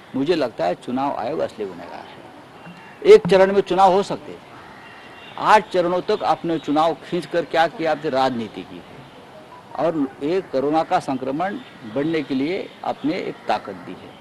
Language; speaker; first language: Hindi; non-native, local second language; Marathi